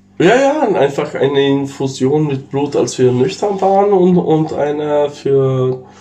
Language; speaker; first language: German; non-native, fluent; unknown